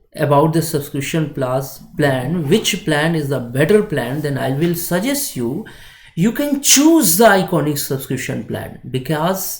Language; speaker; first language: English; non-native, local second language; Hindi